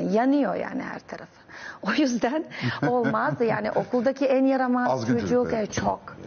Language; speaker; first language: Turkish; non-native, fluent; Serbian